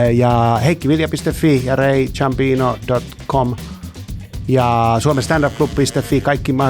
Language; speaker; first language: Finnish; native; Finnish